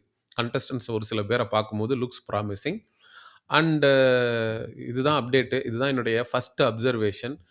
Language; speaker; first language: Tamil; native; Tamil